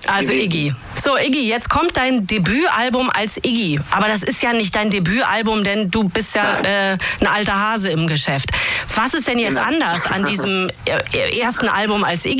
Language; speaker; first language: German; native; German